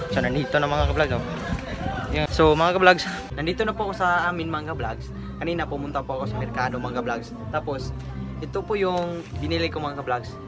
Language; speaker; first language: Filipino; non-native, local second language; Cebuano